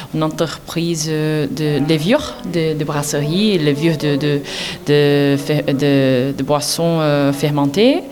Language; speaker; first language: French; non-native, learner; Portuguese